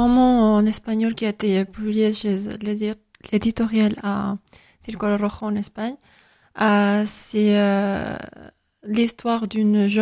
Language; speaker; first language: French; non-native, fluent; Spanish